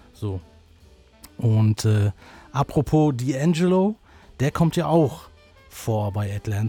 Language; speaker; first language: German; native; German